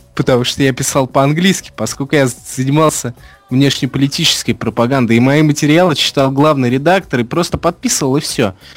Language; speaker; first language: Russian; non-native, fluent; English